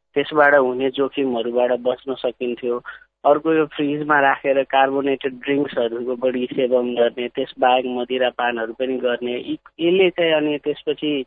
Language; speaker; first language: Nepali; non-native, local second language; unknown